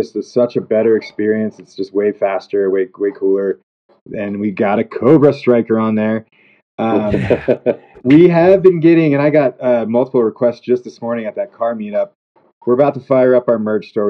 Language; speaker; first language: English; native; English